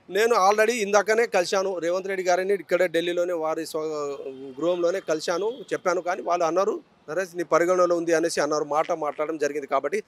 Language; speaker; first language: Telugu; non-native, local second language; Lambadi